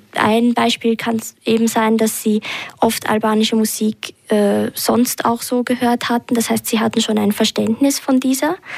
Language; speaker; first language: German; early bilingual, other home language; Albanian